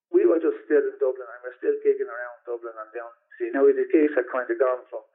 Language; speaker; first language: English; native; English